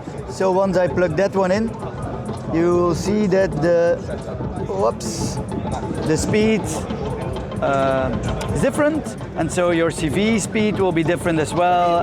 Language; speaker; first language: English; non-native, fluent; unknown